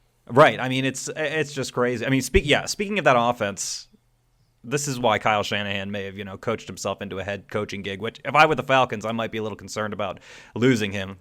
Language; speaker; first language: English; native; English